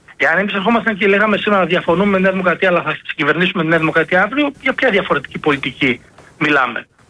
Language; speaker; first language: Greek; native; Greek